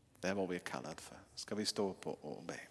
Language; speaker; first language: Swedish; non-native, fluent; English